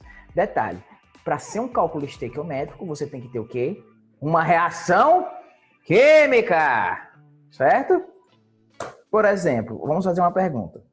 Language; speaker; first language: Portuguese; native; Portuguese